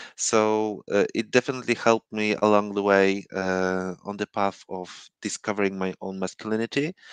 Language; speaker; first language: English; non-native, fluent; Polish